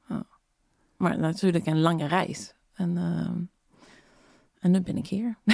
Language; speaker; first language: Dutch; non-native, fluent; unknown